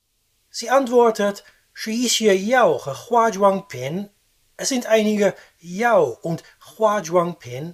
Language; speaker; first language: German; non-native, fluent; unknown